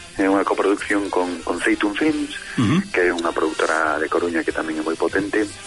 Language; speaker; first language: Galician; native; Galician